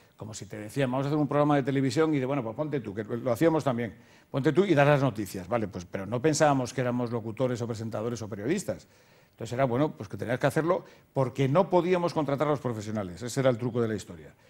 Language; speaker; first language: Spanish; native; Spanish